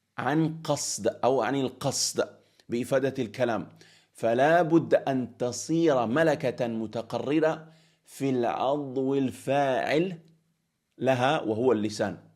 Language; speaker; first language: Arabic; non-native, fluent; English